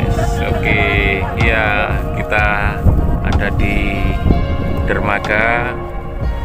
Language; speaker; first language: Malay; non-native, local second language; Javanese